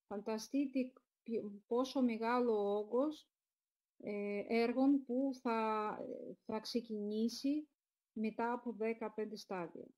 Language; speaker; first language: Greek; non-native, fluent; Russian